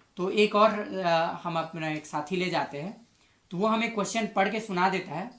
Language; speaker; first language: Hindi; native; Hindi